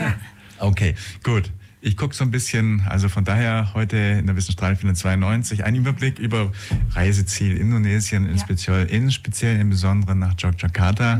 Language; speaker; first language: German; native; German